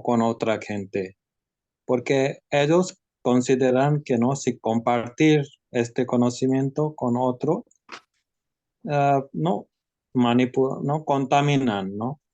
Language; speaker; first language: Spanish; non-native, learner; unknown